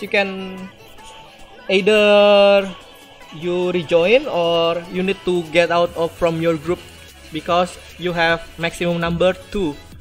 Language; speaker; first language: English; non-native, learner; Indonesian